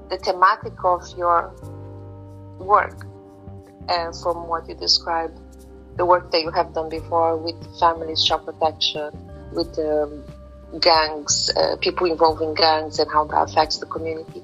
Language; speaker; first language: English; non-native, fluent; Portuguese